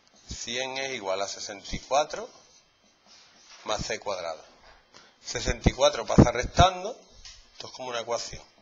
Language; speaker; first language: Spanish; native; Spanish